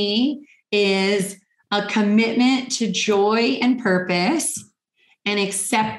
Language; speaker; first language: English; native; English